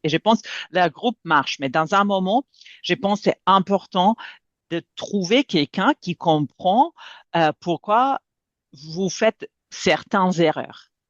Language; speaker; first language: French; non-native, fluent; Serbian